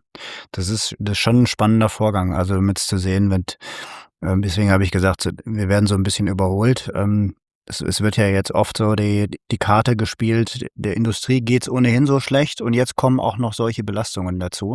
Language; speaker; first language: German; native; German